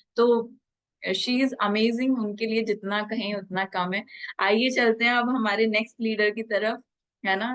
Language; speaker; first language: Hindi; native; Hindi